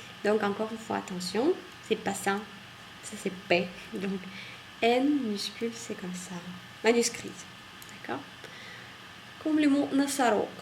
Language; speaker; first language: French; non-native, fluent; Russian